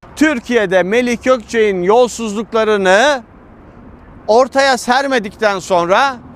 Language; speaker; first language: Turkish; native; Turkish